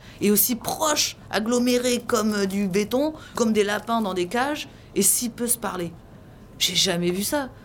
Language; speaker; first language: French; native; French